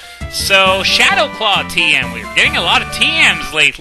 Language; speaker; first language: English; native; English